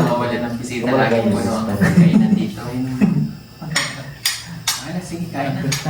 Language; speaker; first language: Filipino; non-native, local second language; Cebuano